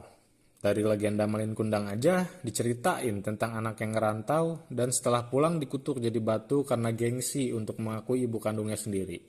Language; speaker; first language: Indonesian; native; Indonesian